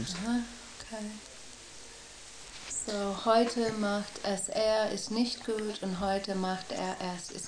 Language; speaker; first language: German; non-native, fluent; English